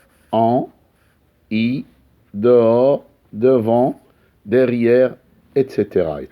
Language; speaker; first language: French; non-native, local second language; Arabic